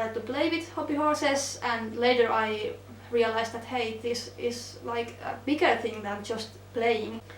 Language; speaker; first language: English; non-native, fluent; Finnish